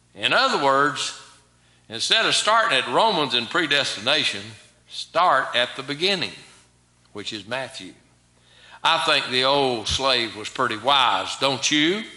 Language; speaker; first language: English; native; English